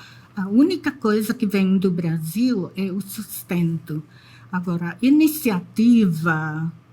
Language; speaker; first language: Portuguese; non-native, fluent; Indonesian